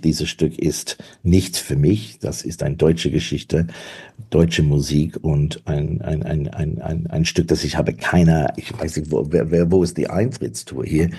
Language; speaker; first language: German; non-native, fluent; English